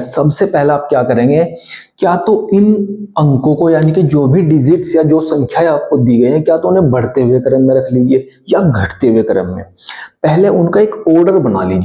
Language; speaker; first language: Hindi; native; Hindi